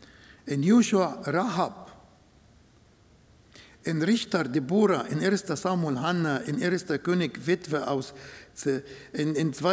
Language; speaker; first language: German; non-native, fluent; Arabic